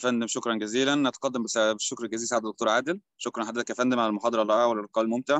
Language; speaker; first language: Arabic; native; Arabic